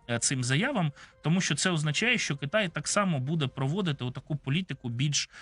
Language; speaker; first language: Ukrainian; non-native, local second language; Russian